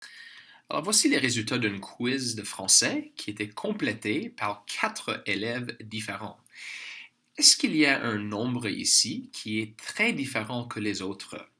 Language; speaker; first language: French; non-native, local second language; English